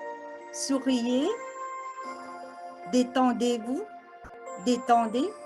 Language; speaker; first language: French; non-native, fluent; Vietnamese